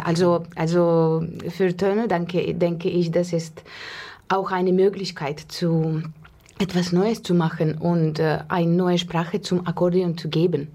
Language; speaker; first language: German; non-native, learner; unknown